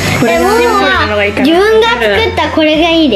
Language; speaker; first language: Japanese; native; Japanese